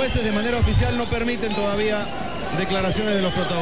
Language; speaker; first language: Spanish; native; Spanish